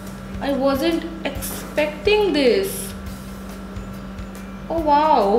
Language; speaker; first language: English; non-native, local second language; Hindi